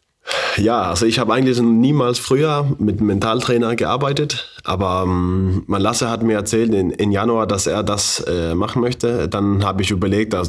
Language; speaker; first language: German; non-native, learner; Faroese